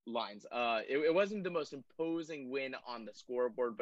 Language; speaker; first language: English; native; English